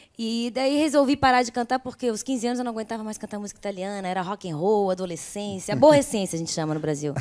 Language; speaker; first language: Portuguese; early bilingual, other home language; Italian